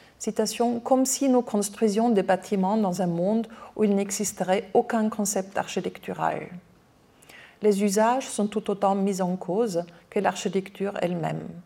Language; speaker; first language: French; non-native, fluent; German